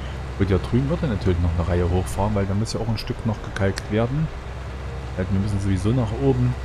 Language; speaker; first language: German; native; German